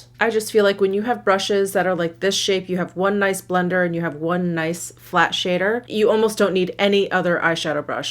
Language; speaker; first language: English; native; English